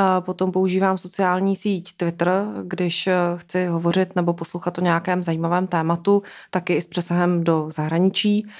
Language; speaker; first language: Czech; native; Czech